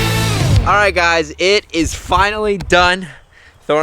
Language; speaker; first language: English; native; English